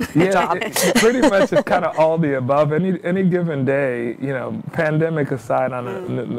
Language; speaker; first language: English; native; English